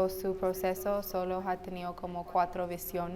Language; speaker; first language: Spanish; non-native, fluent; English